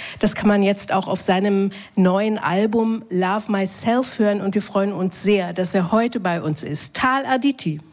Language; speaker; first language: German; native; German